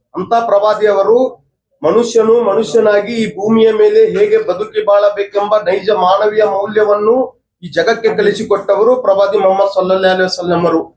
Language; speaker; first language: Kannada; non-native, local second language; Urdu